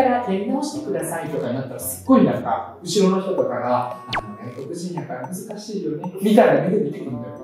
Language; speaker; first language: Japanese; early bilingual, other home language; Russian